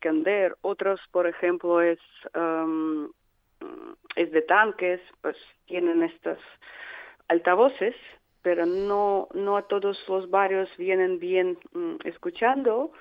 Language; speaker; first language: Spanish; non-native, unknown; Russian